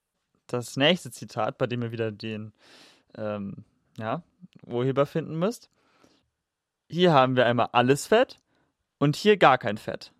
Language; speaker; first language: German; native; German